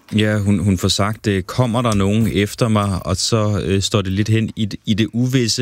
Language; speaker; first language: Danish; native; Danish